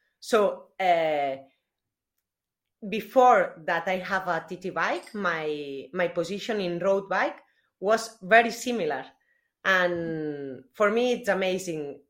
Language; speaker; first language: English; non-native, learner; Spanish